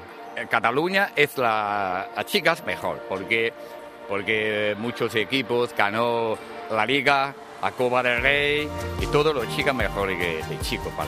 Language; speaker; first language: Spanish; non-native, learner; Chinese